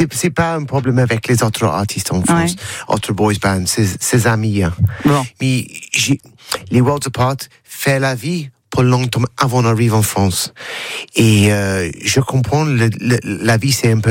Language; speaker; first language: French; non-native, learner; English